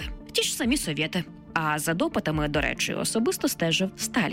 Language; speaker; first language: Ukrainian; native; Ukrainian